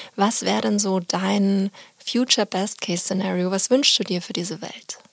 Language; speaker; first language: German; native; German